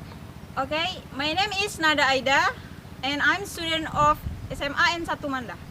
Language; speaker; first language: English; non-native, learner; Indonesian